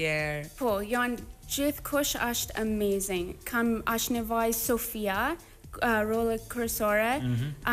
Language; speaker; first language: Albanian; early bilingual, heritage; English